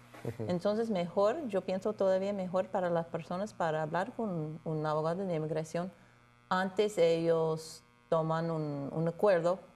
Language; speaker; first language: Spanish; non-native, fluent; English